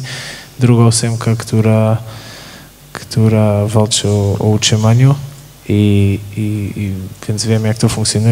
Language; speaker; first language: Polish; non-native, fluent; Portuguese